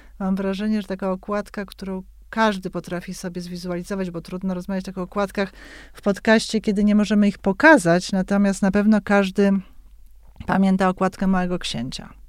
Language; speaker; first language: Polish; native; Polish